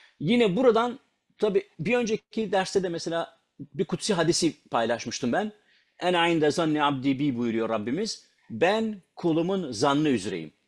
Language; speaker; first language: Turkish; non-native, local second language; Kurdish